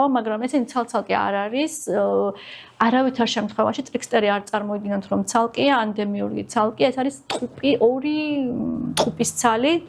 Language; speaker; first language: Georgian; native; Georgian